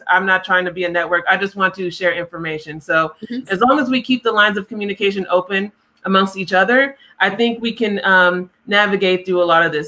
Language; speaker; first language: English; native; English